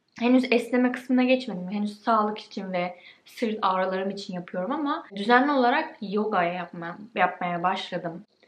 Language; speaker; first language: Turkish; early bilingual, heritage; Turkish